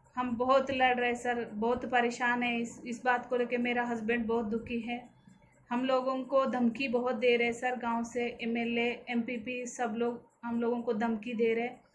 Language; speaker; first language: Hindi; non-native, local second language; Telugu